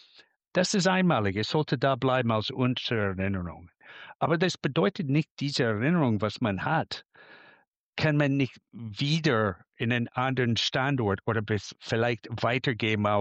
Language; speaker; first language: German; non-native, fluent; English